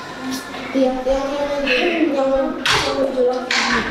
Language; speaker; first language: Indonesian; native; Indonesian